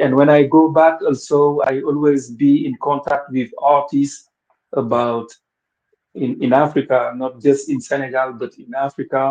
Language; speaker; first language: English; non-native, fluent; Wolof